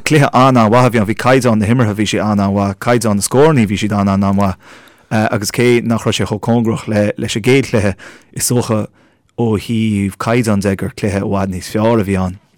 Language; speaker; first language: Irish; native; Irish